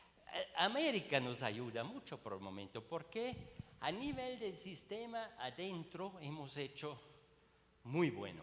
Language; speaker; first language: Spanish; non-native, learner; Swiss German